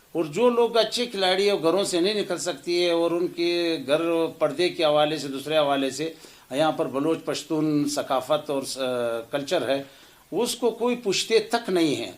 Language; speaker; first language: Urdu; non-native, local second language; Pashto